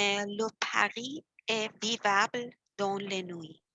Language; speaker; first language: French; non-native, learner; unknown